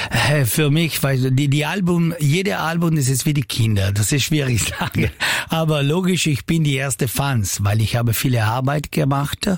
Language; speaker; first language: German; non-native, learner; Italian